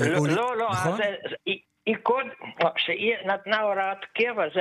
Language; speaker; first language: Hebrew; non-native, fluent; Russian